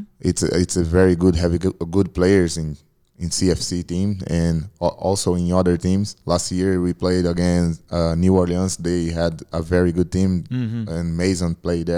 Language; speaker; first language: English; non-native, learner; Portuguese